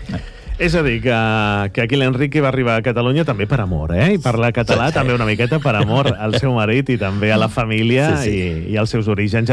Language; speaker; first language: Catalan; native; Catalan